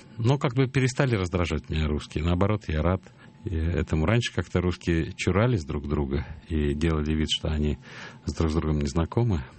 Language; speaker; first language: Russian; native; Russian